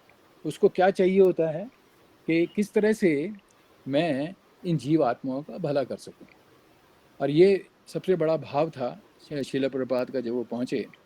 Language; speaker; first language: Hindi; native; Hindi